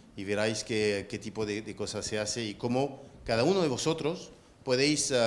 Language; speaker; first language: Spanish; non-native, fluent; French